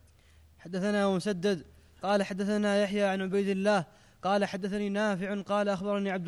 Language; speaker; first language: Arabic; native; Arabic